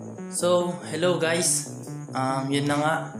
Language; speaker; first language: Filipino; native; Filipino